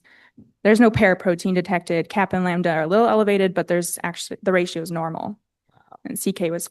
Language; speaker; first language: English; native; English